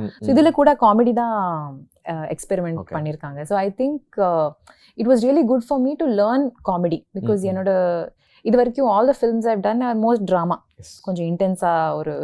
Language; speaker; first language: Tamil; non-native, local second language; Kannada